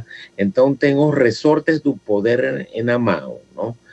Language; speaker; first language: Portuguese; non-native, fluent; Spanish